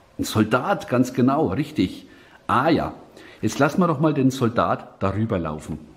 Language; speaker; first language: German; native; German